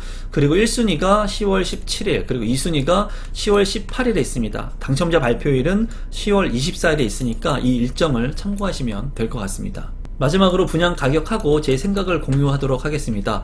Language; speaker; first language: Korean; native; Korean